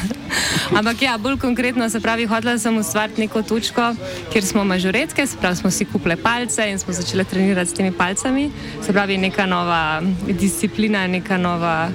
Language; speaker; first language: Slovenian; native; Slovenian